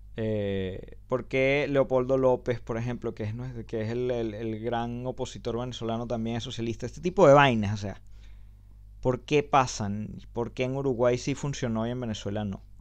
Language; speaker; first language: Spanish; native; Spanish